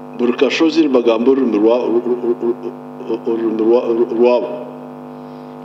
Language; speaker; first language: English; non-native, local second language; Nyankole